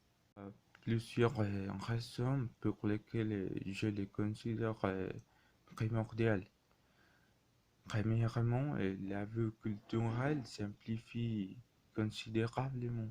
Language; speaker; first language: French; non-native, learner; Spanish